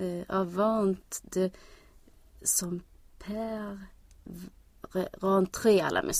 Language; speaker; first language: French; non-native, learner; Swedish